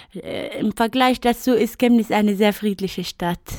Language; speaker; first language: German; non-native, fluent; Arabic